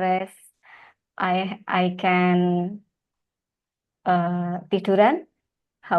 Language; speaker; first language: English; non-native, learner; Indonesian